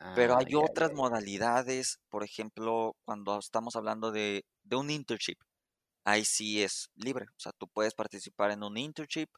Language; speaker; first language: Spanish; native; Spanish